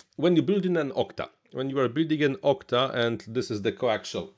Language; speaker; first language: English; non-native, fluent; Polish